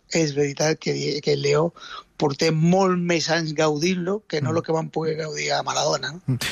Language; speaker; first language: Catalan; non-native, fluent; Spanish